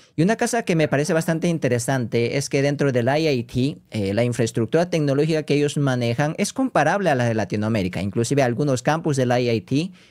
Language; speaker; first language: Spanish; non-native, fluent; Korean